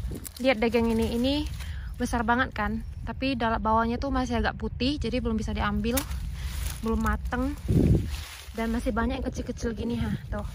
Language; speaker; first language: Indonesian; native; Indonesian